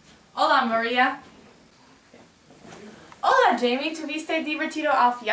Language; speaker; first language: Spanish; non-native, learner; English